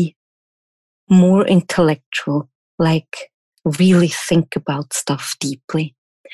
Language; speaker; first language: English; non-native, fluent; German